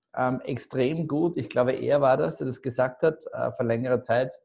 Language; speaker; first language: German; native; German